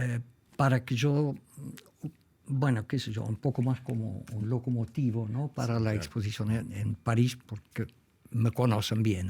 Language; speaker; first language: Spanish; non-native, fluent; Dutch